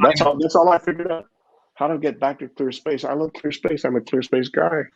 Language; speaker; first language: English; native; English